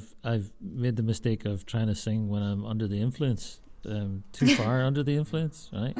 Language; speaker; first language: English; native; English